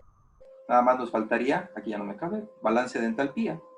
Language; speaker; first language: Spanish; native; Spanish